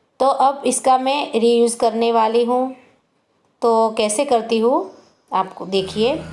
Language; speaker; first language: Hindi; non-native, local second language; Gujarati